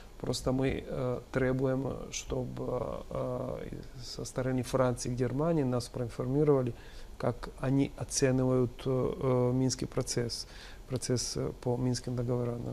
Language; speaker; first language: Russian; non-native, fluent; Italian